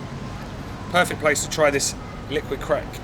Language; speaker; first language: English; native; English